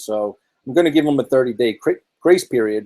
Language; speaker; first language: English; native; English